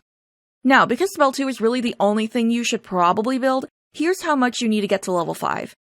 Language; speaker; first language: English; native; English